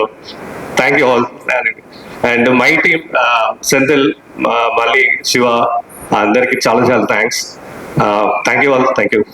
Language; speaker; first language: Telugu; non-native, fluent; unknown